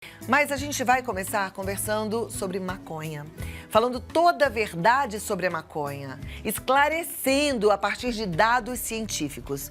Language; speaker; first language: Portuguese; native; Portuguese